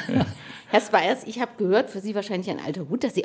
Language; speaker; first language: German; native; German